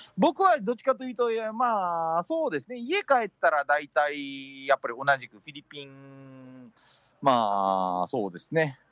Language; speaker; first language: Japanese; early bilingual, heritage; Japanese